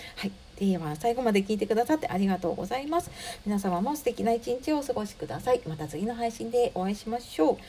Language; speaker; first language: Japanese; native; Japanese